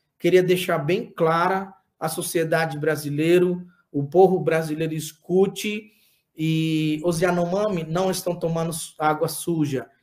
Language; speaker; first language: Portuguese; non-native, local second language; Yanomámi